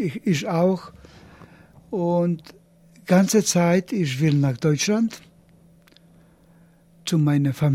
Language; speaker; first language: German; non-native, learner; Polish